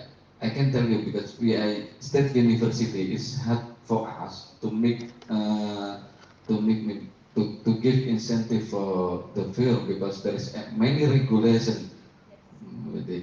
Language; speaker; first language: English; non-native, learner; Indonesian